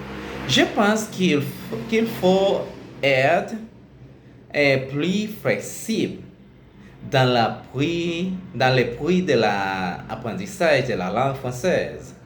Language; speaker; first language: French; non-native, learner; Spanish